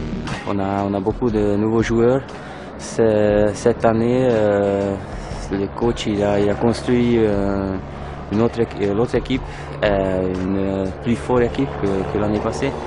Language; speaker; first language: French; non-native, fluent; Hungarian